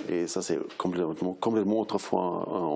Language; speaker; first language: French; non-native, fluent; German